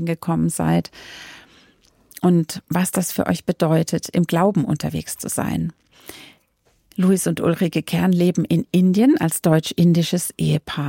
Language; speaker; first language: German; native; German